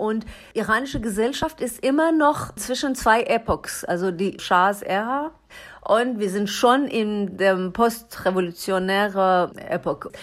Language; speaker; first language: German; non-native, learner; Persian